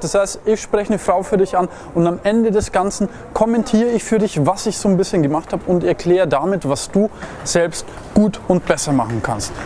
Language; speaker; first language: German; native; German